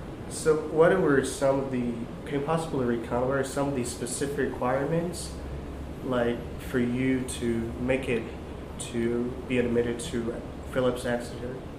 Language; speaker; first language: English; non-native, fluent; Chinese